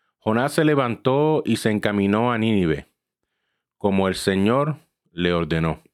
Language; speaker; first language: Spanish; early bilingual, heritage; Spanish